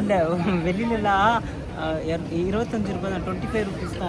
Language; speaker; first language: Malayalam; non-native, learner; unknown